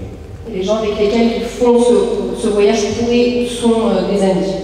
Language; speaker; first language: French; native; French